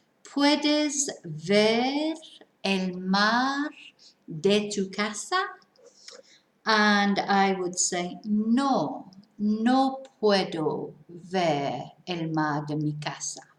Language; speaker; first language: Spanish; non-native, fluent; English